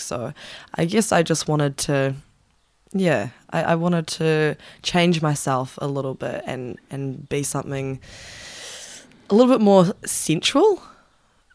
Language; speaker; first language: English; native; English